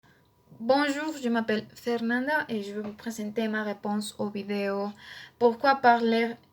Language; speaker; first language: French; non-native, learner; Spanish